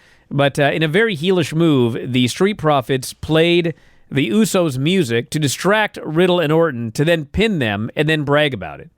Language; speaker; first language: English; native; English